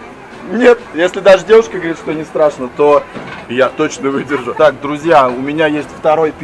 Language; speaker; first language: Russian; native; Russian